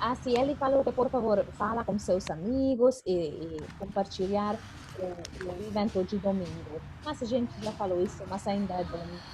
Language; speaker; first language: Portuguese; non-native, fluent; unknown